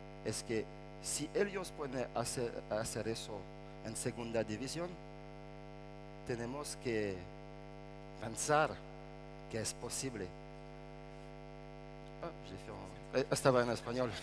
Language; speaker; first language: Spanish; non-native, fluent; French